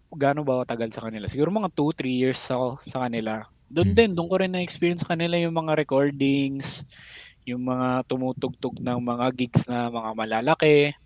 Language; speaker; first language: Filipino; non-native, local second language; Cebuano